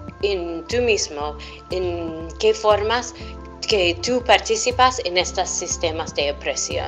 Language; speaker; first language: Spanish; non-native, fluent; English